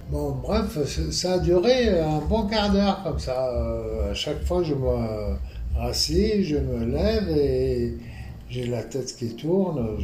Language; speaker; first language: French; non-native, local second language; Arabic